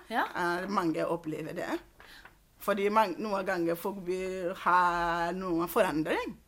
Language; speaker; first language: Norwegian; non-native, fluent; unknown